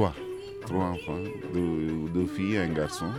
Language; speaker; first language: French; non-native, learner; Tamil